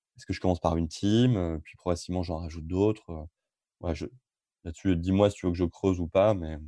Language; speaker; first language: French; native; French